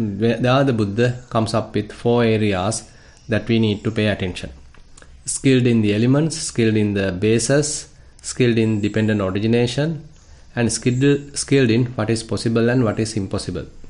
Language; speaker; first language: English; non-native, local second language; Sinhala